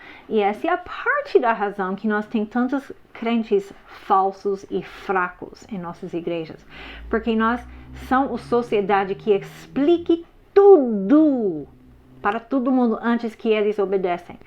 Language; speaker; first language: Portuguese; non-native, fluent; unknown